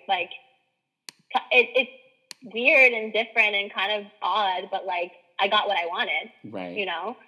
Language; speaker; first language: English; native; English